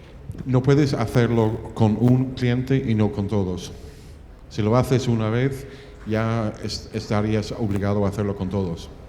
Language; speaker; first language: Spanish; non-native, fluent; English